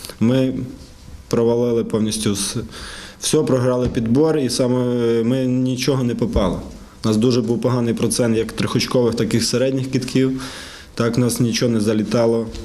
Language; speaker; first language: Ukrainian; non-native, local second language; Russian